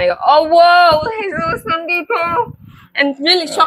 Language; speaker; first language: Filipino; non-native, learner; English